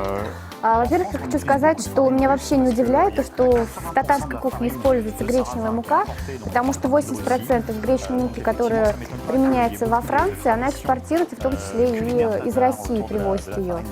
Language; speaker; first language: Russian; native; Russian